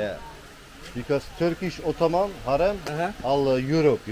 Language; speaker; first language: English; non-native, learner; Turkish